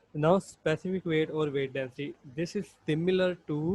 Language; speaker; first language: English; non-native, local second language; Punjabi